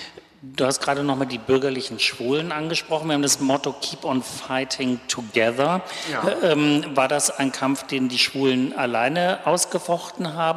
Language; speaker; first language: German; native; German